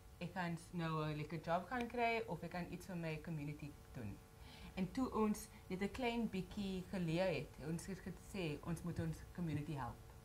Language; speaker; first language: Afrikaans; non-native, learner; English